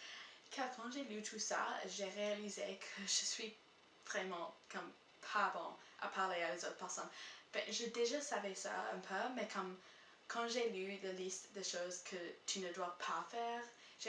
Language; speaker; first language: French; non-native, local second language; English